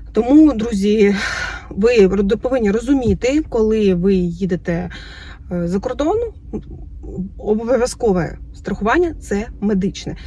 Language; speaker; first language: Ukrainian; native; Ukrainian